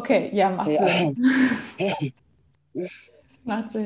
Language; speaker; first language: German; native; German